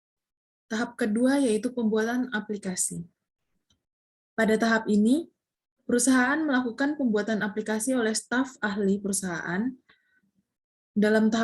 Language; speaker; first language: Indonesian; native; Indonesian